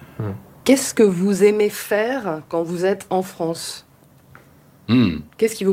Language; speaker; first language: French; native; French